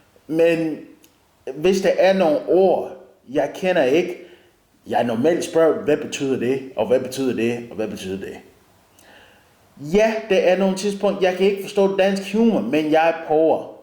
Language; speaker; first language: Danish; non-native, learner; English